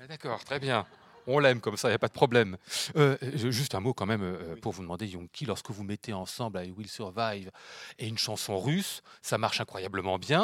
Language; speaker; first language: French; native; French